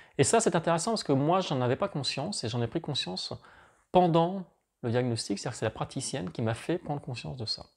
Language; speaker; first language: French; native; French